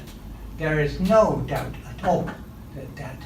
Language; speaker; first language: English; native; English